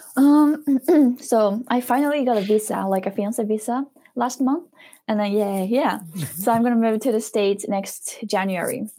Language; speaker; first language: English; non-native, fluent; Japanese